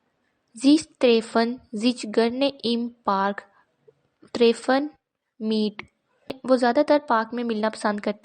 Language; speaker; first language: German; non-native, fluent; Urdu